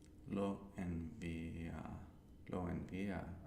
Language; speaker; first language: Spanish; non-native, learner; English